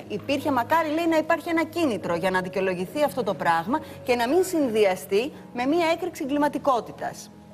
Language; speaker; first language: Greek; native; Greek